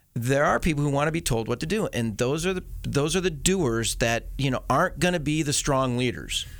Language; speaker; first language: English; native; English